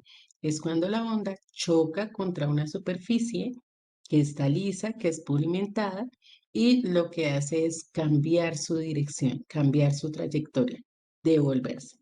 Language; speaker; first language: Spanish; native; Spanish